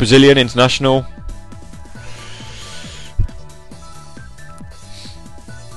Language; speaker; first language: English; native; English